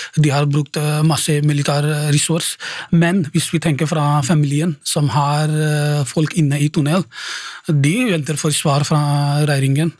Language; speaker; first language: Norwegian; non-native, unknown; Nepali